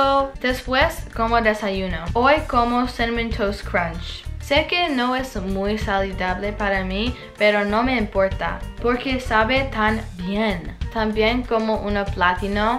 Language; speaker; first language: Spanish; non-native, learner; English